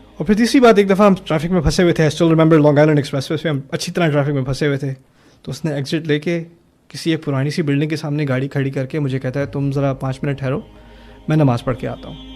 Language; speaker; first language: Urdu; early bilingual, heritage; Urdu